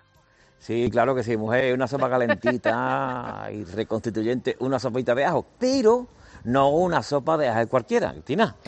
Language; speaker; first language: Spanish; native; Spanish